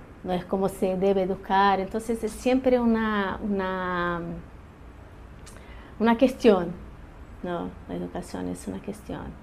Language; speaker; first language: Spanish; early bilingual, heritage; Portuguese